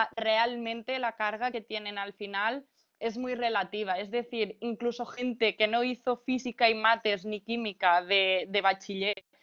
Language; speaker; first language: Spanish; non-native, local second language; Catalan